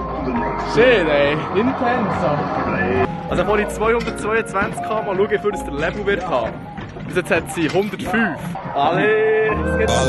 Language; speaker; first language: German; native; German